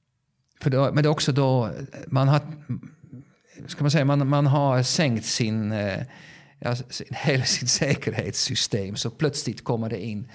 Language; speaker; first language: Swedish; non-native, fluent; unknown